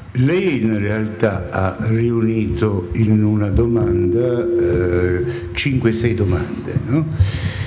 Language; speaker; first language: Italian; native; Italian